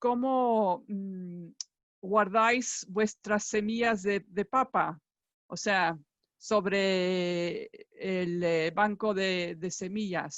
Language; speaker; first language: Spanish; non-native, fluent; English